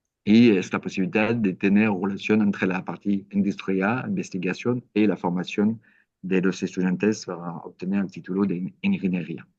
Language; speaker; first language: Spanish; non-native, learner; French